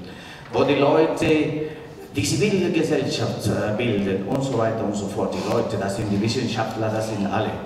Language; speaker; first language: German; non-native, fluent; Spanish